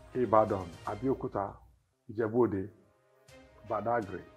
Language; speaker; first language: English; non-native, local second language; Igbo